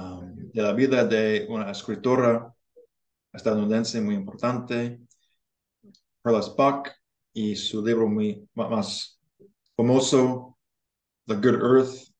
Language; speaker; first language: Spanish; non-native, learner; English